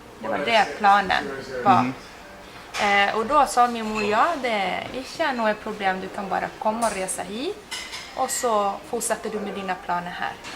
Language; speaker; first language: Norwegian; non-native, fluent; Spanish